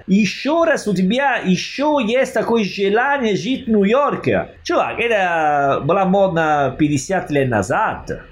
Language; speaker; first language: Russian; non-native, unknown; Italian